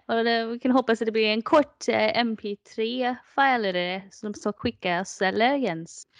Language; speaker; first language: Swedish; non-native, fluent; English